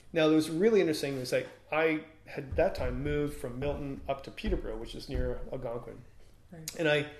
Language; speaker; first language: English; native; English